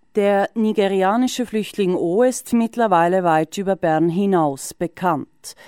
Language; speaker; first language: German; native; German